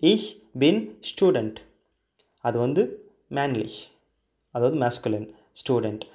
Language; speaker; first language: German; non-native, learner; Tamil